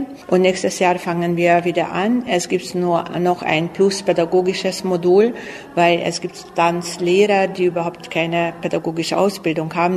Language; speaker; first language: German; non-native, local second language; Hungarian